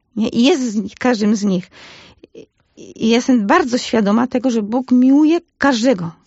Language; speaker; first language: Polish; native; Polish